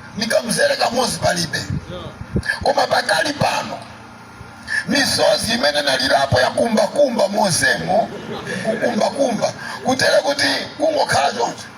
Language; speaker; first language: Nyanja; non-native, local second language; Tumbuka